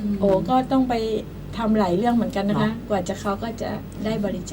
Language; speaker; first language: Thai; native; Thai